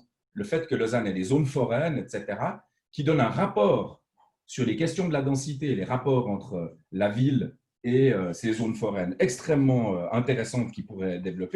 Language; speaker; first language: French; native; French